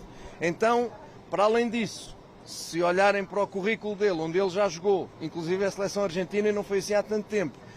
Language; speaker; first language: Portuguese; native; Portuguese